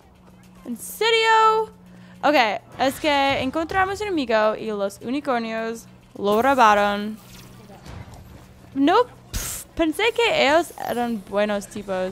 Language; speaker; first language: Spanish; non-native, learner; English